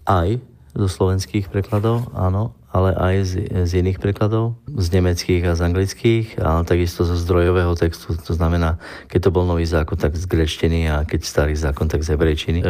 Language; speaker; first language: Slovak; non-native, local second language; Romany